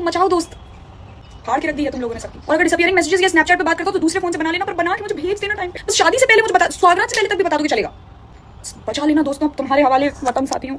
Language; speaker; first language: Hindi; native; Hindi